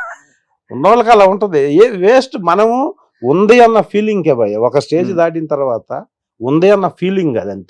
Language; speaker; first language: Telugu; native; Telugu